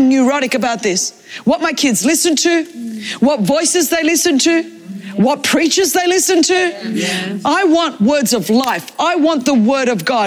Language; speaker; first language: English; non-native, local second language; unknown